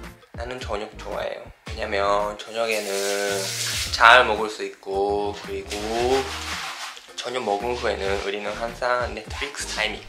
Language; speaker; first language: Korean; non-native, fluent; Japanese